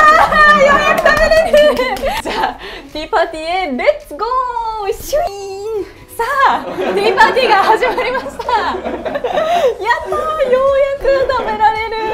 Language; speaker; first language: Japanese; native; Japanese